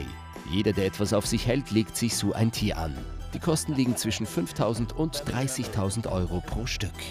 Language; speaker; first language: German; native; German